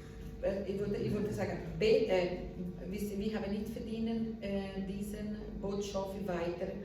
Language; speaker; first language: German; non-native, learner; Portuguese